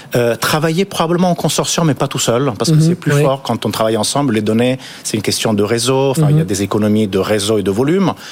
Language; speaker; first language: French; non-native, fluent; Italian